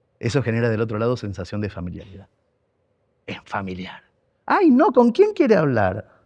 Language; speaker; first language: Spanish; native; Spanish